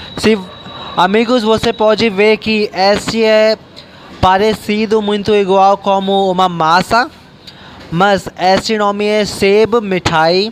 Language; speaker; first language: Portuguese; non-native, learner; Hindi